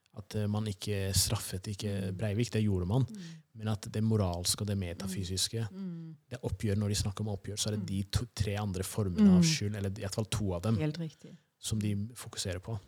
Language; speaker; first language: Norwegian; early bilingual, other home language; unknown